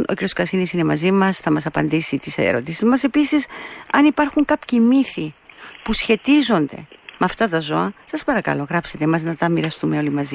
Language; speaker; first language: Greek; native; Greek